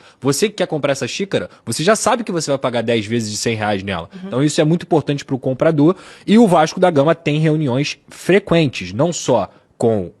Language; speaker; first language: Portuguese; native; Portuguese